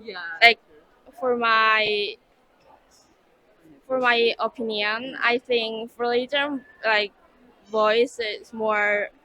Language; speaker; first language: English; non-native, learner; Korean